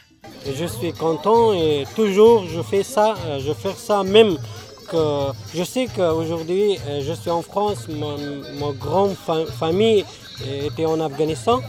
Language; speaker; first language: French; non-native, learner; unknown